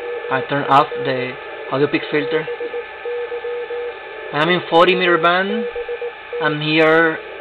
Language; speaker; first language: English; non-native, fluent; Spanish